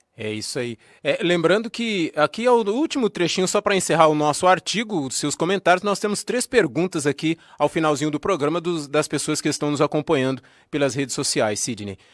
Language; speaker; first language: Portuguese; native; Portuguese